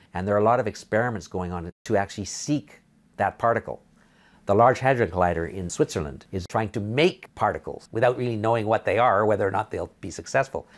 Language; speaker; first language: English; native; English